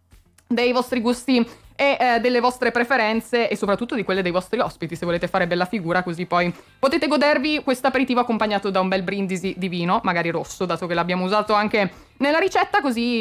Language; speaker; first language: Italian; native; Italian